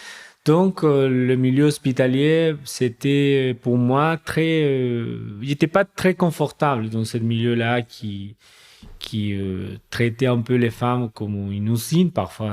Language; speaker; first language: French; non-native, fluent; Spanish